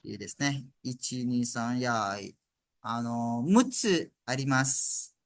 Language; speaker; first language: Japanese; non-native, fluent; Malay